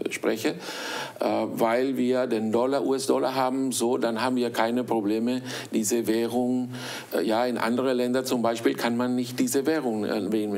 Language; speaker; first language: German; early bilingual, heritage; German